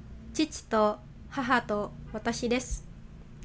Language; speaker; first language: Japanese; non-native, learner; Indonesian